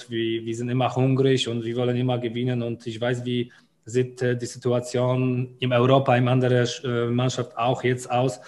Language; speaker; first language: German; non-native, learner; Polish